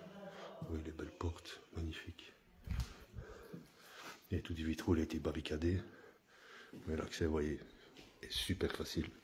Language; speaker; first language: French; native; French